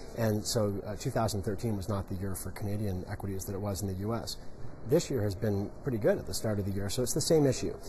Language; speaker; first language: English; native; English